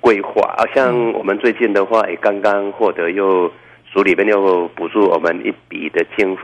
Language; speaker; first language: Chinese; native; Chinese